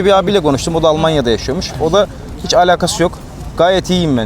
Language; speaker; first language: Turkish; native; Turkish